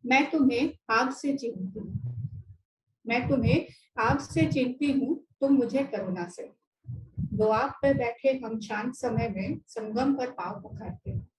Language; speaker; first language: Hindi; non-native, local second language; Marathi